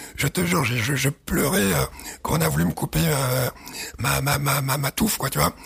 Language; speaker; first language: French; early bilingual, other home language; Arabic